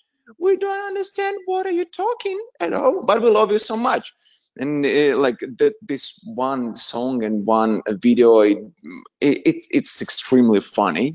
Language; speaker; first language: English; non-native, fluent; Russian